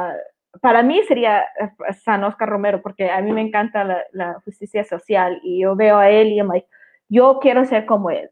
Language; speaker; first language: Spanish; early bilingual, heritage; Spanish